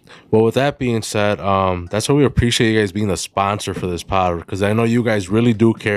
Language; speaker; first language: English; early bilingual, other home language; Spanish